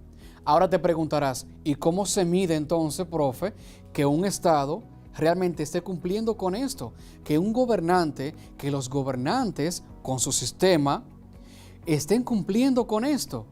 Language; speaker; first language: Spanish; native; Spanish